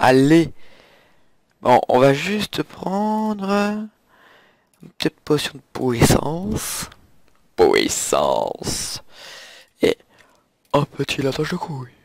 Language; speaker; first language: French; native; French